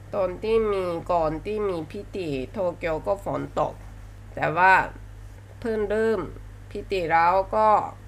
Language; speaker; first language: Thai; non-native, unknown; Japanese